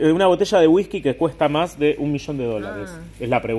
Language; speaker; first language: Spanish; native; Spanish